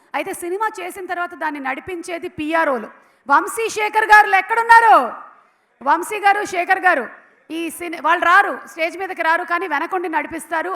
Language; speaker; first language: Telugu; non-native, local second language; Malayalam